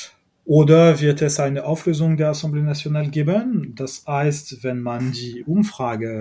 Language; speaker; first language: German; non-native, fluent; French